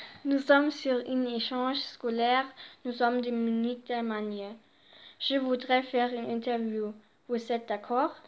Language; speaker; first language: French; non-native, learner; German